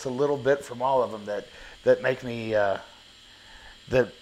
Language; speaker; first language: English; native; English